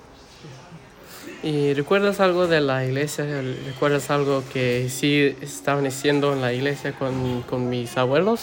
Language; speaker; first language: Spanish; early bilingual, heritage; Spanish